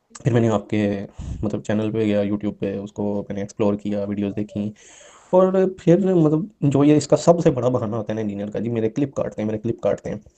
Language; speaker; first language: Urdu; non-native, local second language; Punjabi